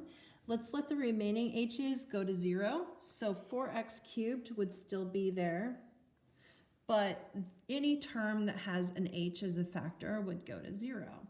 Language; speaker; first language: English; native; English